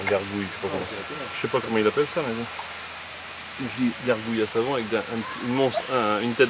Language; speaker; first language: French; native; French